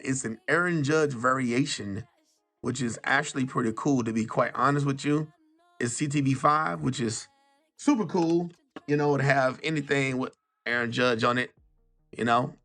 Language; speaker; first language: English; native; English